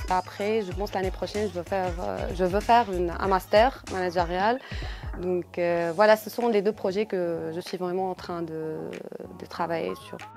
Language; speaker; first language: French; non-native, local second language; Arabic